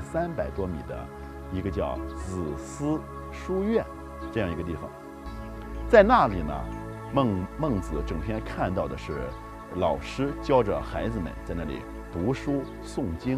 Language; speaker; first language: Chinese; native; Chinese